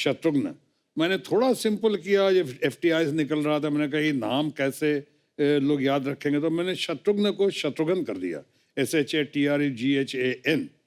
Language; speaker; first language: Hindi; native; Hindi